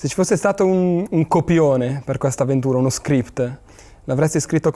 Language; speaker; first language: Italian; native; Italian